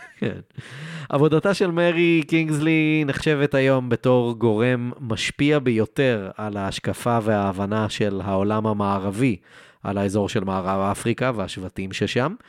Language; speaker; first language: Hebrew; native; Hebrew